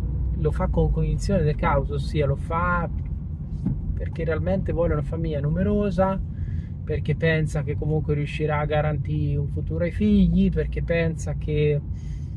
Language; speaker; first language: Italian; native; Italian